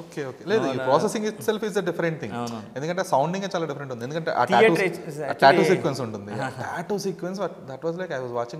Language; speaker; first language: Telugu; native; Telugu